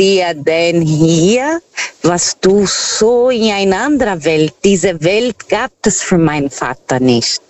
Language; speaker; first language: German; non-native, fluent; Portuguese